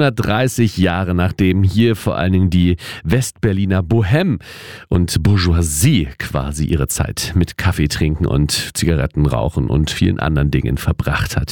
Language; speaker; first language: German; native; German